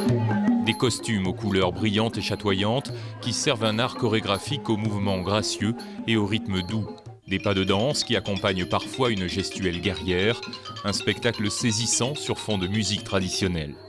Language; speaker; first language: French; native; French